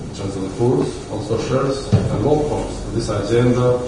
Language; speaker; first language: English; non-native, fluent; Albanian